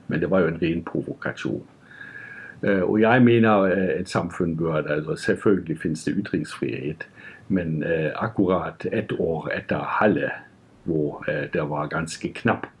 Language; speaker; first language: Norwegian; non-native, fluent; German